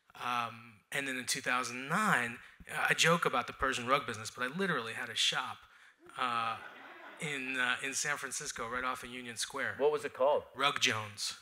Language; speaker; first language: English; native; English